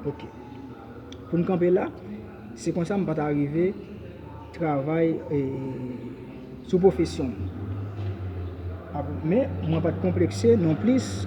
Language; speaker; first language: French; non-native, learner; Haitian Creole